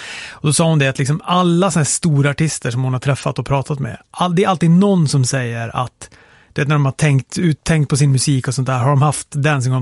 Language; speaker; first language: Swedish; native; Swedish